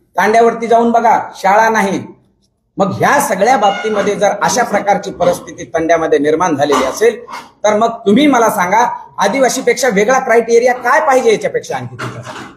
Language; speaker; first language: Marathi; non-native, local second language; Lambadi